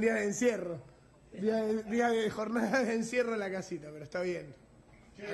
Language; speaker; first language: Spanish; native; Spanish